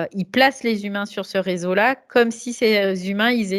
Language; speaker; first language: French; native; French